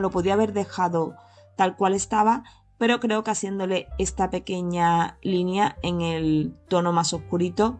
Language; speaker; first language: Spanish; native; Spanish